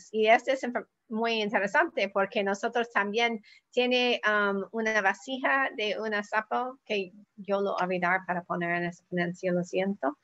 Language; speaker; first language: Spanish; non-native, learner; English